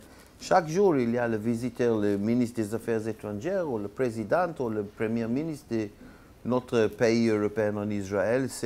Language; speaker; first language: French; non-native, learner; Hebrew